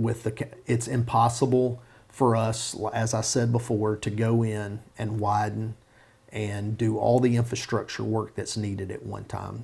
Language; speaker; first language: English; native; English